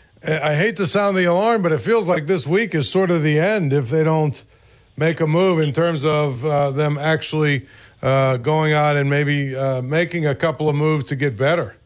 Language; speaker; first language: English; native; English